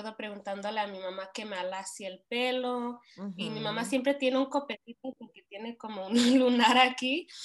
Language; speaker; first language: Spanish; early bilingual, heritage; Spanish